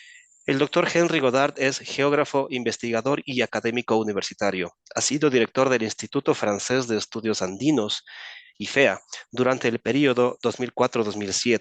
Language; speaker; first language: Spanish; native; Spanish